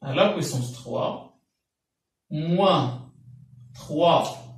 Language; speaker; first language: French; non-native, local second language; Arabic